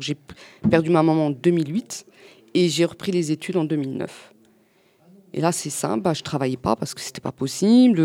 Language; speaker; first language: French; native; French